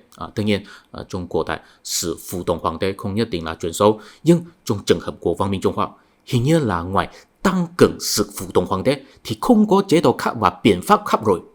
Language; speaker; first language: Vietnamese; non-native, fluent; Chinese